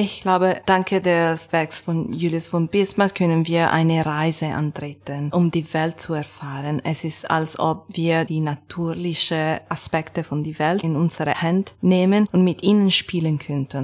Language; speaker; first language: German; non-native, learner; Italian